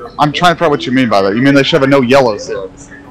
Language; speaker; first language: English; native; English